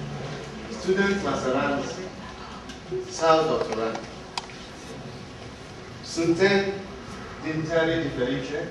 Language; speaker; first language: Romanian; non-native, learner; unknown